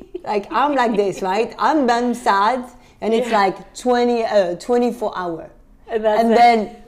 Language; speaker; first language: English; non-native, fluent; French